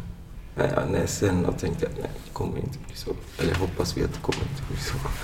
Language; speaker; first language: Swedish; non-native, fluent; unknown